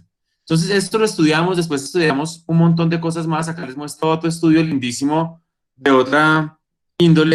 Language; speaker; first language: Spanish; native; Spanish